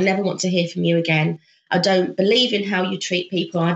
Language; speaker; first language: English; native; English